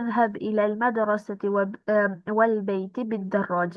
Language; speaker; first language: Arabic; non-native, learner; Albanian